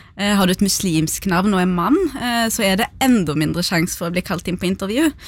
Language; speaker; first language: Norwegian; early bilingual, other home language; Arabic